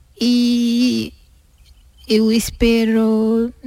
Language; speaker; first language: Spanish; non-native, learner; Arabic